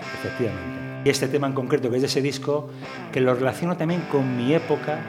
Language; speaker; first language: Spanish; native; Spanish